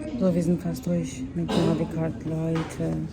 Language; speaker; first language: German; early bilingual, other home language; Turkish